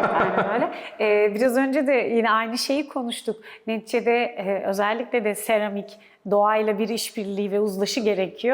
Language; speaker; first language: Turkish; native; Turkish